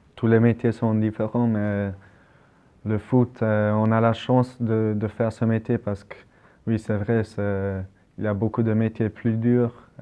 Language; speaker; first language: French; non-native, local second language; German